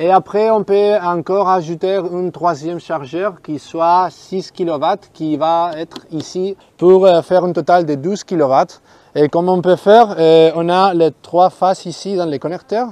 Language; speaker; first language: French; non-native, fluent; Spanish